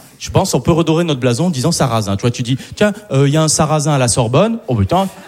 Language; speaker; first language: French; early bilingual, other home language; Arabic